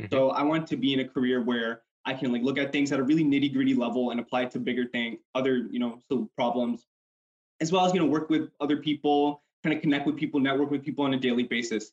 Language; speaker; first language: English; native; English